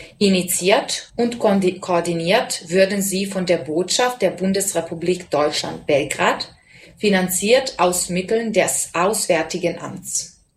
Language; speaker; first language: German; non-native, fluent; Serbian